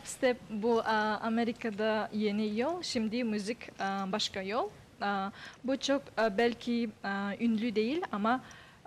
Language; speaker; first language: Turkish; non-native, learner; Yakut